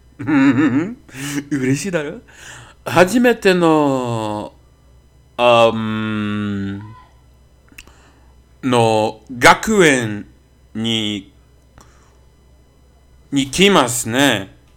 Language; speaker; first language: Japanese; non-native, learner; Portuguese